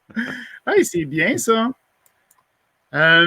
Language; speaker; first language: French; native; French